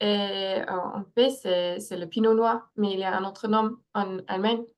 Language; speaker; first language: French; non-native, fluent; English